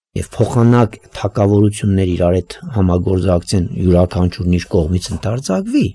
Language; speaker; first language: Armenian; native; Armenian